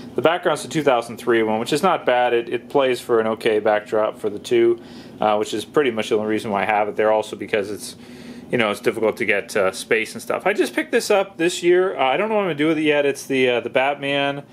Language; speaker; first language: English; native; English